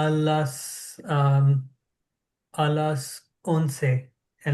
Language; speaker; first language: Spanish; non-native, learner; English